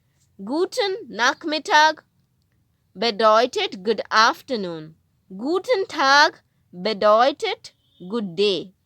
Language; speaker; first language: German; non-native, fluent; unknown